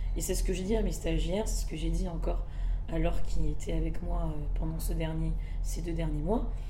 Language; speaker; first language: French; early bilingual, other home language; Malagasy